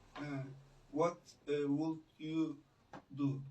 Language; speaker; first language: English; non-native, learner; Turkish